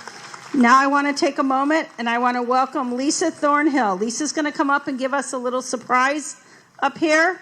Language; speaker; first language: English; native; English